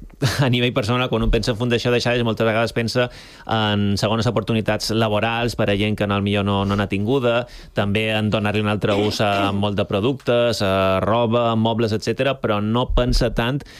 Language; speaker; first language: Catalan; native; Catalan